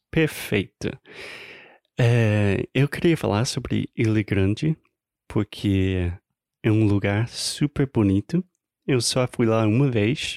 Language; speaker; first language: Portuguese; non-native, fluent; English